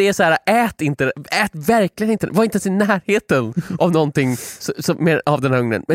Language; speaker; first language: Swedish; native; Swedish